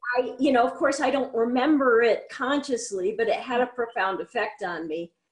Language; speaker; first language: English; native; English